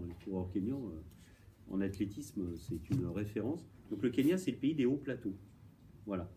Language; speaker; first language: French; native; French